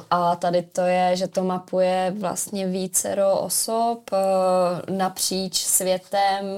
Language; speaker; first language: Czech; native; Czech